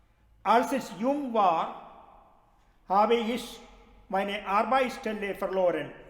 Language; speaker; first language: German; non-native, fluent; Malayalam